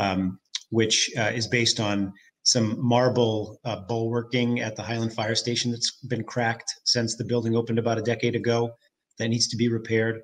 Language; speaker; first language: English; native; English